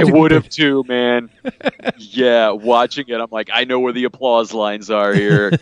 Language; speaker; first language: English; native; English